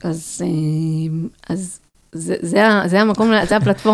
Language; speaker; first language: Hebrew; native; Hebrew